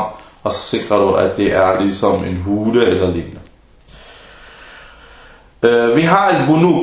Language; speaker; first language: Danish; non-native, fluent; Arabic